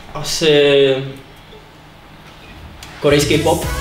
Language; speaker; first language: Czech; native; Czech